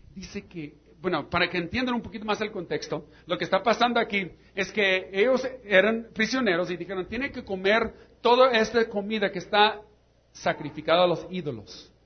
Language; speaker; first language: Spanish; non-native, fluent; English